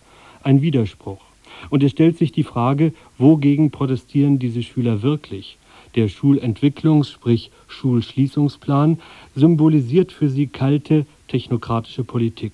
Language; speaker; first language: German; native; German